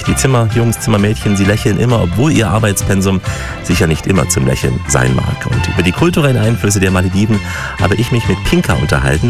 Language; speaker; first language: German; native; German